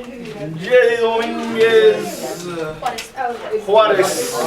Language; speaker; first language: Spanish; non-native, learner; English